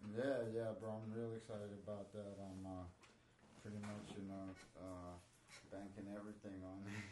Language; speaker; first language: English; non-native, fluent; Spanish